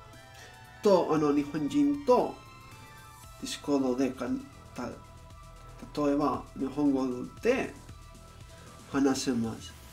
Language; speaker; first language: Japanese; non-native, learner; English